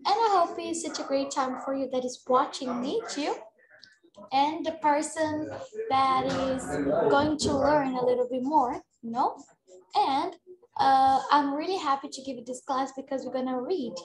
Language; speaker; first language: English; non-native, fluent; Portuguese